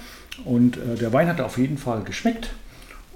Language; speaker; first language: German; native; German